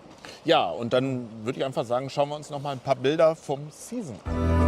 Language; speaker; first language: German; native; German